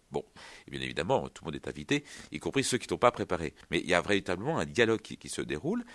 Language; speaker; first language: French; native; French